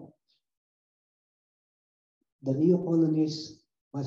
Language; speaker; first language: English; non-native, local second language; Filipino